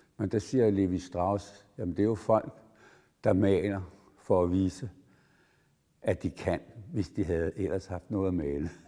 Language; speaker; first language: Danish; native; Danish